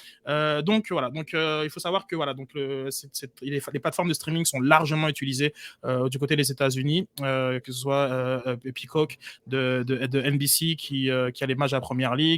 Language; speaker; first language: French; native; French